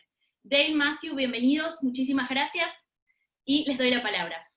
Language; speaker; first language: Spanish; native; Spanish